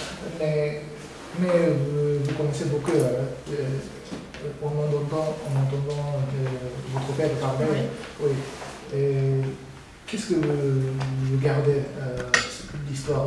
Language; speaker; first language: French; non-native, learner; Korean